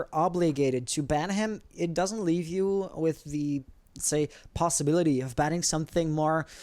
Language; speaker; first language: English; non-native, local second language; French